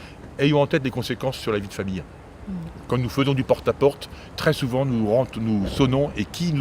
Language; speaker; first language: French; native; French